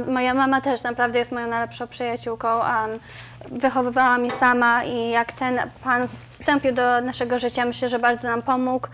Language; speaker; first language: Polish; early bilingual, other home language; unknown